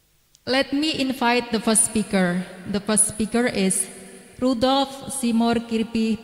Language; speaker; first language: English; non-native, learner; Indonesian